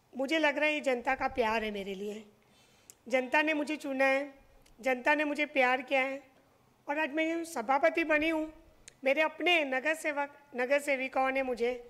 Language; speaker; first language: Hindi; non-native, local second language; Marathi